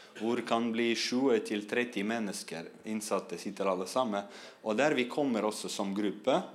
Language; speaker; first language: Norwegian; non-native, learner; Russian